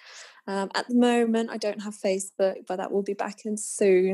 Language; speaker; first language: English; native; English